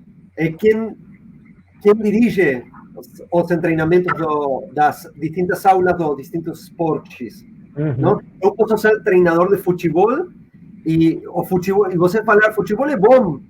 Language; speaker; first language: Portuguese; non-native, fluent; Spanish